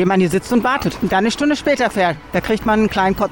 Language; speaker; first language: German; native; German